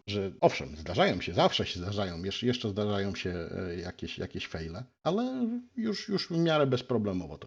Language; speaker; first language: Polish; native; Polish